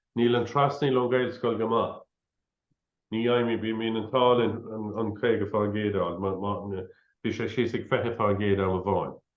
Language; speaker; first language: Irish; non-native, local second language; English